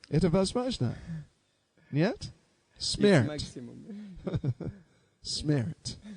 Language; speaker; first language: Russian; non-native, learner; English